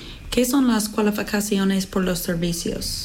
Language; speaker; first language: Spanish; non-native, learner; English